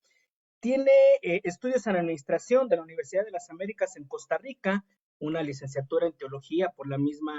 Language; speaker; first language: Spanish; native; Spanish